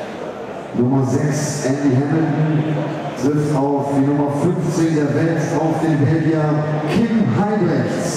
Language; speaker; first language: German; native; German